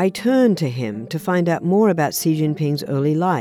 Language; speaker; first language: English; native; English